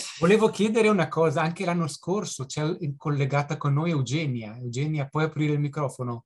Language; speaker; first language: Italian; native; Italian